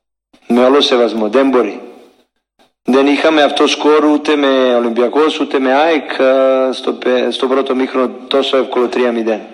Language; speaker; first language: Greek; non-native, learner; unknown